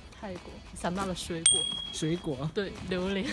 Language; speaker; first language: Chinese; non-native, learner; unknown